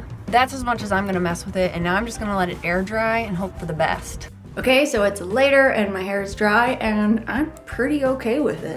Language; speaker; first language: English; native; English